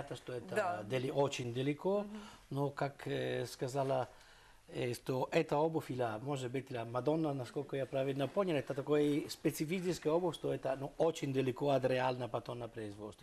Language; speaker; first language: Russian; non-native, learner; Italian